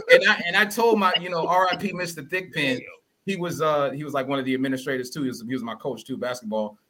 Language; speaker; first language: English; early bilingual, other home language; Yoruba